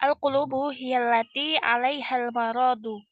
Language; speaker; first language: Arabic; non-native, learner; Indonesian